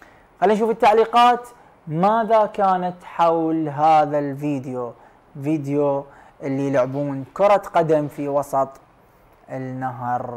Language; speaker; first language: Arabic; native; Arabic